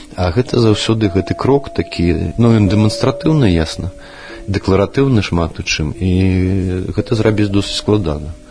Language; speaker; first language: Belarusian; non-native, local second language; Russian